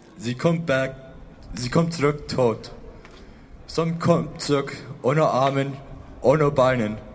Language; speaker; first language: German; non-native, learner; English